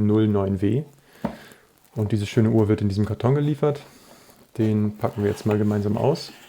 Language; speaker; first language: German; native; German